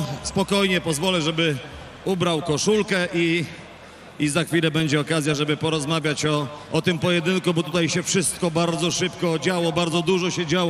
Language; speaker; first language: Polish; native; Polish